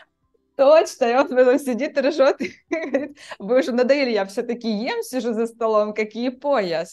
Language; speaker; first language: Russian; native; Russian